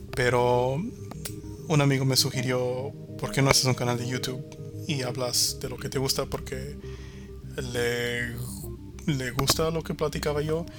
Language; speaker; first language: Spanish; early bilingual, heritage; Spanish